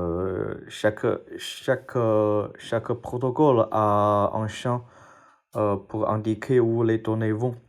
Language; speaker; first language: French; non-native, fluent; Chinese